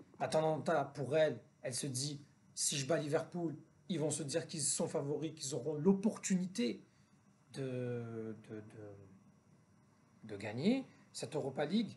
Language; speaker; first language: French; native; French